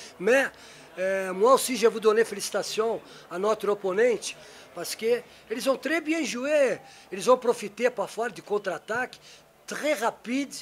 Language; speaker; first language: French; non-native, learner; Portuguese